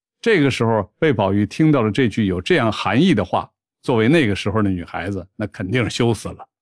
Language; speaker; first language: Chinese; native; Chinese